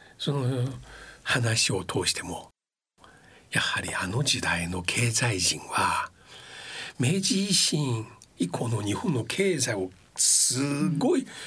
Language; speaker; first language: Japanese; non-native, fluent; Chinese